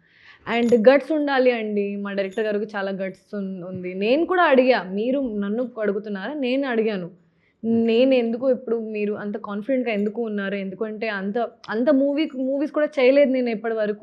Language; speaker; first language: Telugu; non-native, local second language; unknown